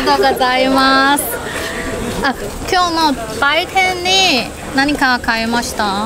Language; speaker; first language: Japanese; non-native, learner; Chinese